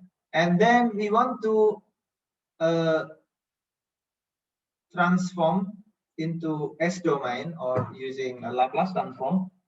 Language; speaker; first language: English; non-native, fluent; Indonesian